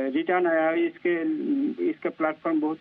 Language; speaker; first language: Hindi; non-native, local second language; Bangla